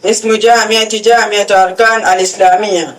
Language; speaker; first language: Arabic; non-native, learner; Rohingya